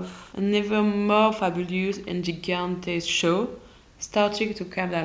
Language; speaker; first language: English; non-native, learner; French